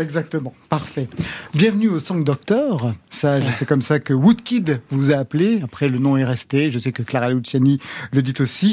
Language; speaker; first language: French; native; French